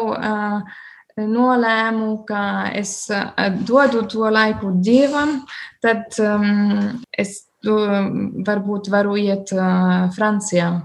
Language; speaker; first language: Latvian; non-native, learner; German